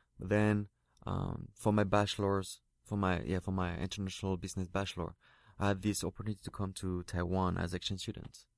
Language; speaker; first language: English; non-native, fluent; French